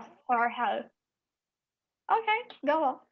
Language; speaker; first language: English; non-native, learner; Portuguese